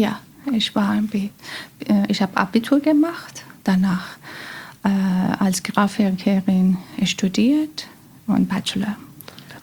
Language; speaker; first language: German; non-native, learner; Persian